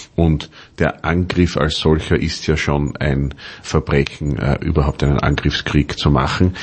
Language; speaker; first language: German; native; German